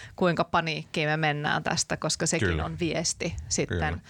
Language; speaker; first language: Finnish; native; Finnish